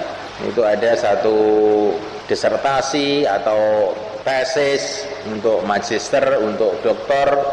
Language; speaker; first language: Indonesian; native; Indonesian